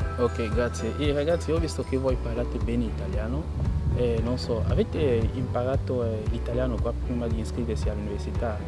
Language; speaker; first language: Italian; non-native, fluent; French